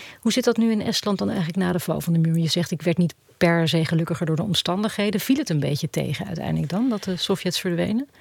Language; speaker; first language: Dutch; native; Dutch